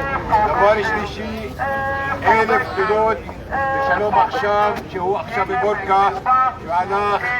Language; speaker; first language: Hebrew; non-native, local second language; Arabic